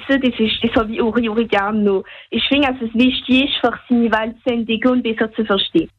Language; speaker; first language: German; non-native, local second language; French